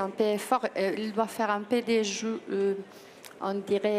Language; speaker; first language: French; non-native, learner; Italian